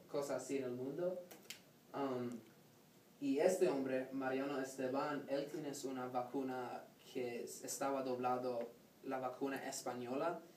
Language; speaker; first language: Spanish; non-native, learner; English